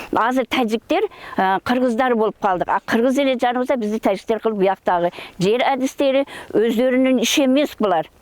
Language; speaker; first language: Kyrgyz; early bilingual, heritage; Kyrgyz